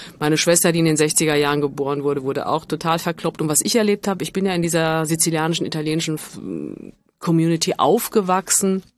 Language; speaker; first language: German; early bilingual, other home language; Italian